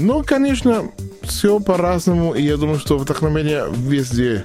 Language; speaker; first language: Russian; non-native, learner; Spanish